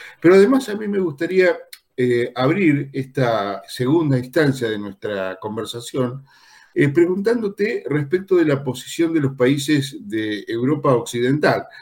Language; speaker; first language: Spanish; native; Spanish